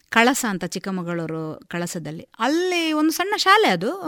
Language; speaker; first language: Kannada; native; Kannada